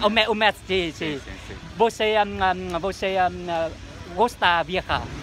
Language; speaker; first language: Portuguese; non-native, learner; Vietnamese